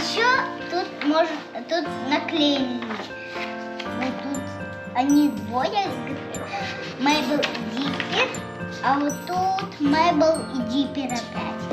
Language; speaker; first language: Russian; native; Russian